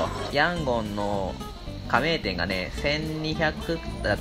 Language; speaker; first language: Japanese; native; Japanese